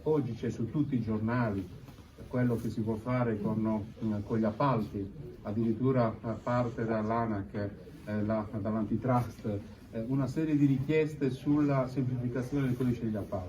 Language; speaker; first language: Italian; native; Italian